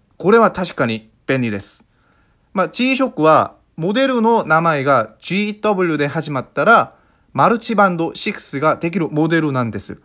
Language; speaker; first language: Japanese; non-native, fluent; Korean